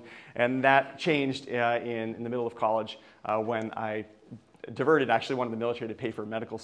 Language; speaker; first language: English; native; English